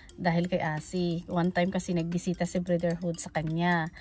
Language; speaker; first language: Filipino; non-native, local second language; Cebuano